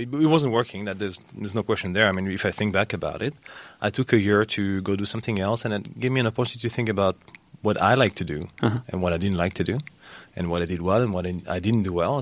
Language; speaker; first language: English; non-native, fluent; French